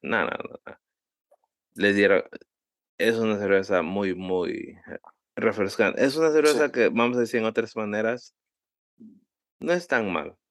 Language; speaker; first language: Spanish; early bilingual, heritage; Spanish